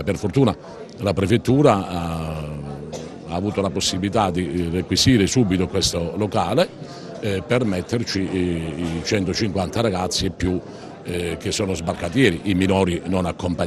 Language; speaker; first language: Italian; native; Italian